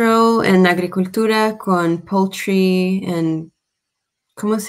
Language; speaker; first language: Spanish; non-native, fluent; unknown